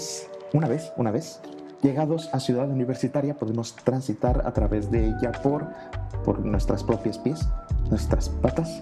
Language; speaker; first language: Spanish; native; Spanish